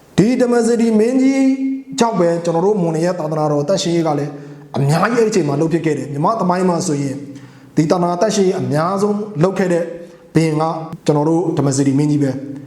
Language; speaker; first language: Burmese; non-native, local second language; Mon